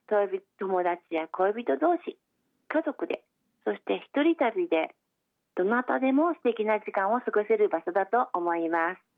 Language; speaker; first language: Japanese; native; Japanese